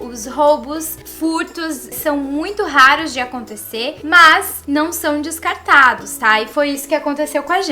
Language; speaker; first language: Portuguese; native; Portuguese